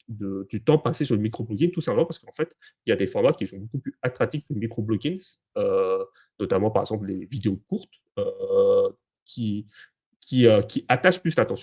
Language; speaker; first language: French; native; French